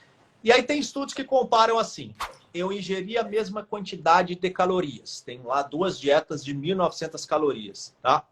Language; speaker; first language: Portuguese; native; Portuguese